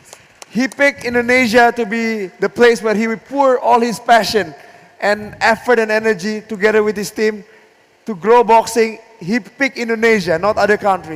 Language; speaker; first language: English; non-native, fluent; Indonesian